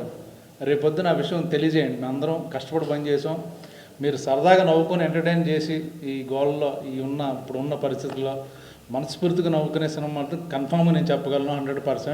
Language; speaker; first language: Telugu; native; Telugu